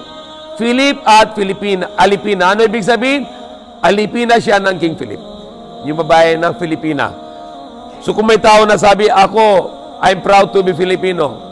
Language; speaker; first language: Filipino; non-native, fluent; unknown